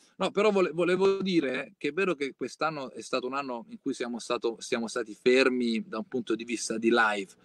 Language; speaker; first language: Italian; native; Italian